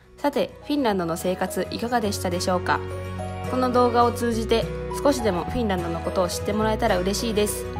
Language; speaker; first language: Japanese; native; Japanese